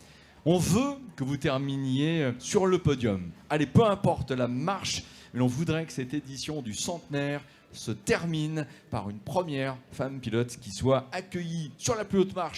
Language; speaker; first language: French; native; French